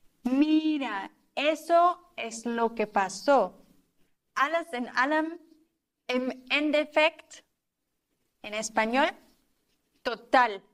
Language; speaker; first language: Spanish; non-native, fluent; German